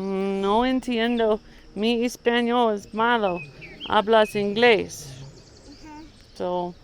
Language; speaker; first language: Spanish; non-native, learner; English